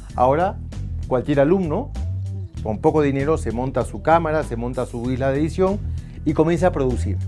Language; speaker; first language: Spanish; native; Spanish